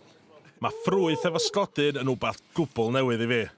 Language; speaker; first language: Welsh; native; Welsh